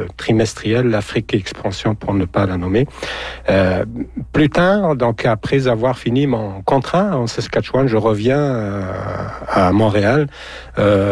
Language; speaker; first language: French; non-native, local second language; Arabic